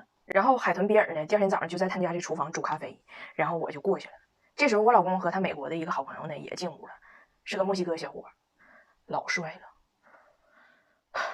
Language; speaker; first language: Chinese; native; Chinese